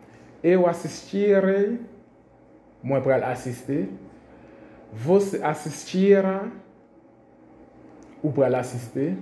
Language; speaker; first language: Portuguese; non-native, fluent; Haitian Creole